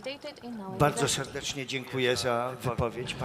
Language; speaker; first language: Polish; native; Polish